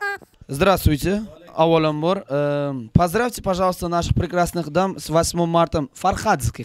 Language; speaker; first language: Russian; non-native, local second language; Uzbek